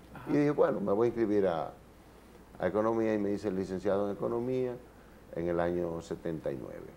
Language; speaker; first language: Spanish; native; Spanish